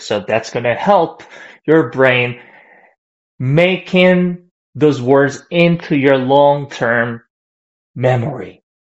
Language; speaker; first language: English; non-native, fluent; Korean